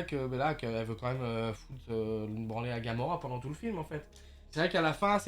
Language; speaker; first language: French; native; French